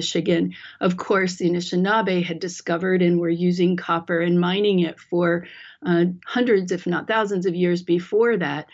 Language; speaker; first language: English; native; English